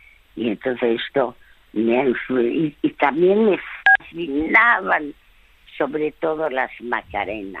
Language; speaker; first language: Spanish; early bilingual, other home language; French